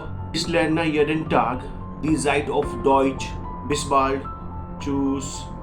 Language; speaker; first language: German; non-native, learner; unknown